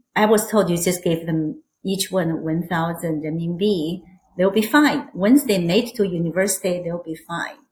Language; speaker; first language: English; non-native, fluent; Chinese